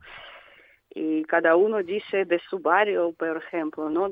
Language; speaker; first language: Spanish; non-native, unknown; Russian